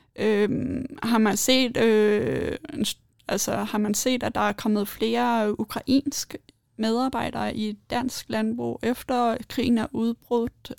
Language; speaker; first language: Danish; native; Danish